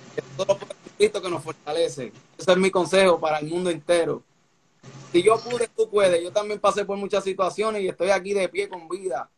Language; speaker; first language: Spanish; native; Spanish